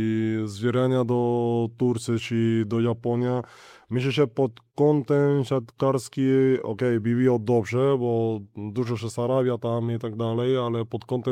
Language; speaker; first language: Polish; non-native, learner; Spanish